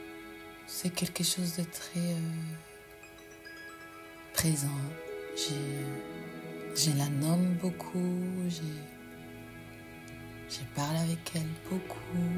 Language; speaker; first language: French; non-native, fluent; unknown